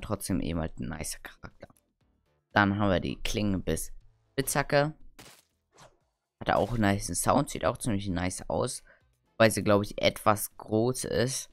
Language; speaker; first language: German; native; German